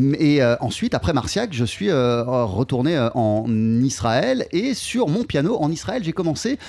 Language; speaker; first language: French; native; French